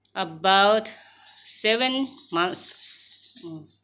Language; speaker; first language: English; non-native, learner; Thai